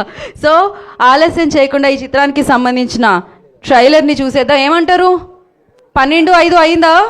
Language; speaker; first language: Telugu; native; Telugu